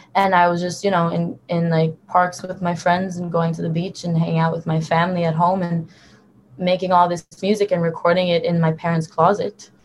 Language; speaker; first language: English; early bilingual, other home language; Hebrew